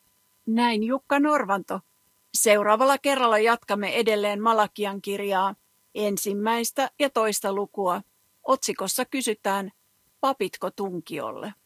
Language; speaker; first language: Finnish; native; Finnish